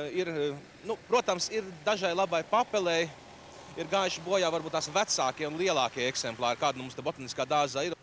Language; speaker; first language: Latvian; native; Latvian